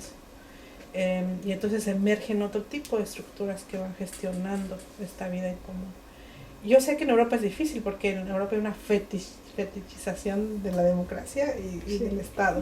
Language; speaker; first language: Spanish; non-native, local second language; Mixtepec Mixtec